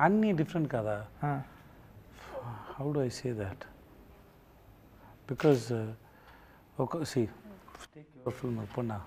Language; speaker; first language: Telugu; non-native, learner; Tamil